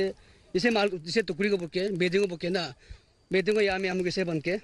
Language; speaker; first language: Hindi; non-native, learner; Tibetan